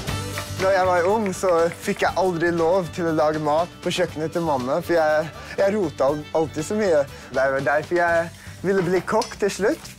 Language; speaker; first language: Norwegian; early bilingual, heritage; English